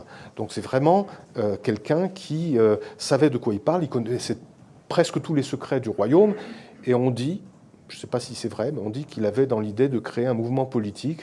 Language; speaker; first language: French; native; French